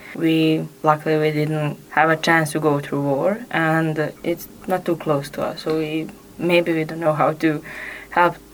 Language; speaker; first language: English; non-native, fluent; Serbian